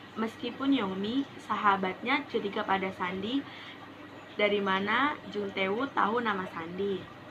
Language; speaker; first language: Indonesian; native; Indonesian